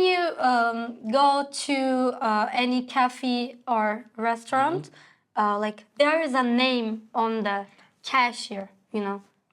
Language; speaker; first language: English; non-native, learner; Turkish